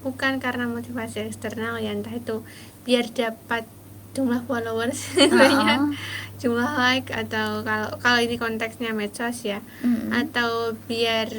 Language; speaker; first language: Indonesian; native; Indonesian